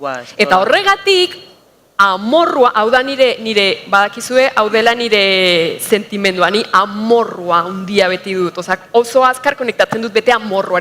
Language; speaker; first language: Basque; non-native, fluent; Spanish